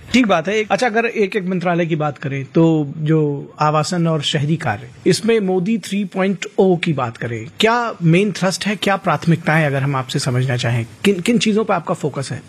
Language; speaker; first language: Hindi; native; Hindi